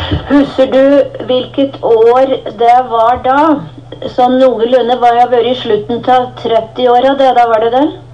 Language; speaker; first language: Norwegian; native; Norwegian